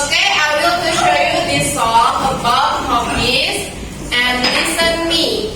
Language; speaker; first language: English; non-native, learner; Indonesian